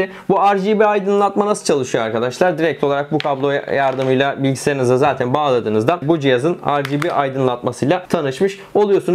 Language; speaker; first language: Turkish; native; Turkish